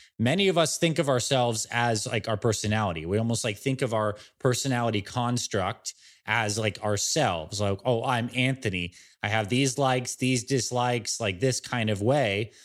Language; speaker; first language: English; native; English